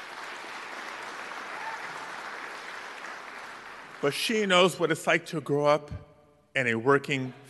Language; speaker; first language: English; native; English